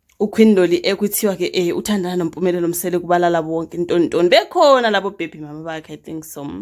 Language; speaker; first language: Zulu; native; Zulu